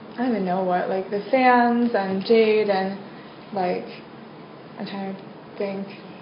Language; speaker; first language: English; native; English